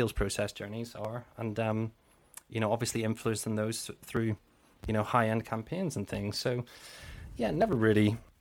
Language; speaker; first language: English; native; English